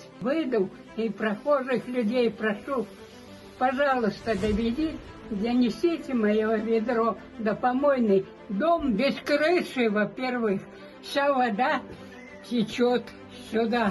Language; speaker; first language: Russian; native; Russian